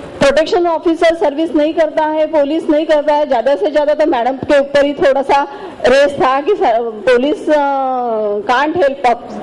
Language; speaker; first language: Hindi; non-native, local second language; Marathi